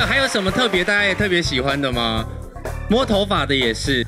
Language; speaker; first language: Chinese; native; Chinese